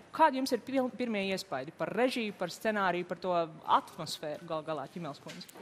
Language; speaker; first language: Latvian; native; Latvian